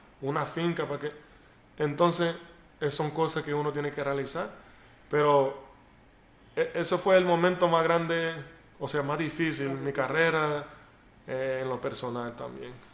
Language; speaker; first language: Spanish; early bilingual, heritage; Spanish